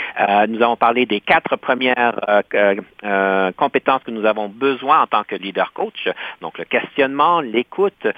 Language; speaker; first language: French; native; French